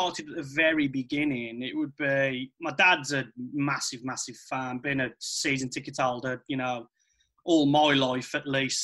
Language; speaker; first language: English; native; English